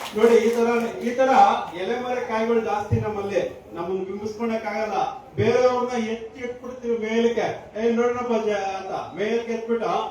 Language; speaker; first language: Kannada; non-native, local second language; Telugu